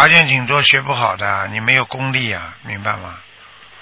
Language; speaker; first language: Chinese; native; Chinese